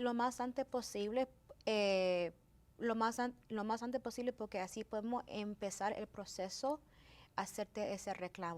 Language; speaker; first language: Spanish; early bilingual, heritage; Spanish